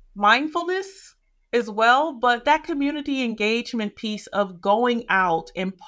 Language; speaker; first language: English; native; English